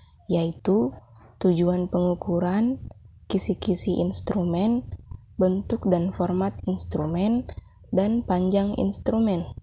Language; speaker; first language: Indonesian; native; Indonesian